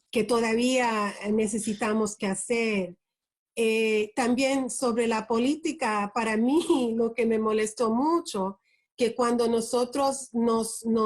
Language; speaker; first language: Spanish; early bilingual, heritage; Spanish